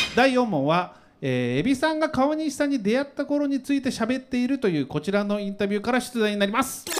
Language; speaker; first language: Japanese; native; Japanese